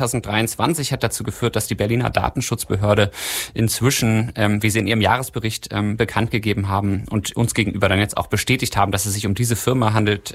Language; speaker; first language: German; native; German